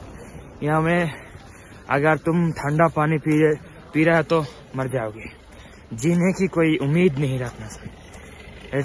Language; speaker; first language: Hindi; non-native, learner; Bangla